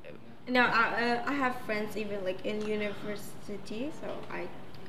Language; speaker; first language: English; non-native, fluent; Arabic